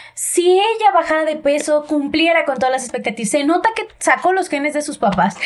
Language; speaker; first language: Spanish; native; Spanish